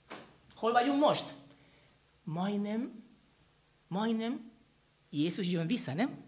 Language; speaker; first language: Hungarian; non-native, fluent; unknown